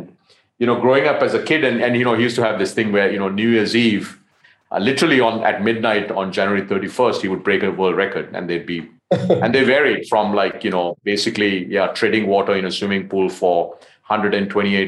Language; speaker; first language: English; non-native, local second language; Tamil